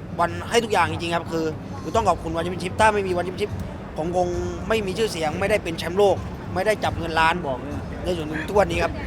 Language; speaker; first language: Thai; native; Thai